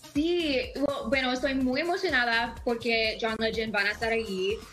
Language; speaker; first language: Spanish; early bilingual, other home language; English